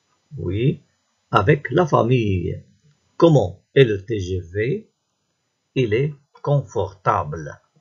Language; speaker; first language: French; non-native, local second language; Arabic